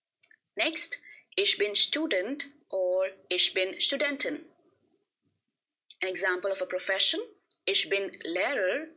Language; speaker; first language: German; non-native, fluent; Hindi